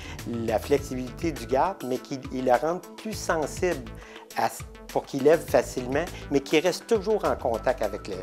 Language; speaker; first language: French; native; French